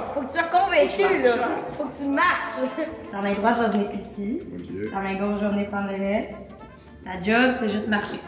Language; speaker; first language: French; native; French